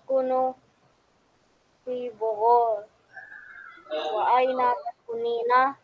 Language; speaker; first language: Arabic; non-native, learner; Indonesian